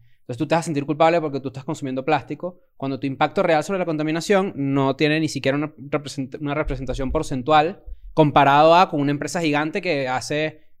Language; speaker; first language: Spanish; native; Spanish